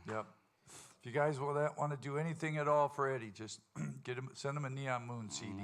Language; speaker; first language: English; native; English